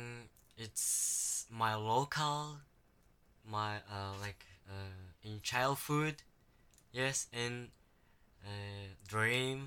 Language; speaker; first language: English; non-native, learner; Japanese